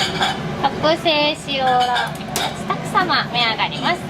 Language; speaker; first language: Japanese; native; Japanese